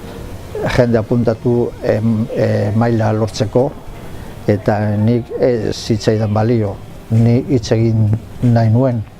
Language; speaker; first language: Basque; non-native, local second language; Spanish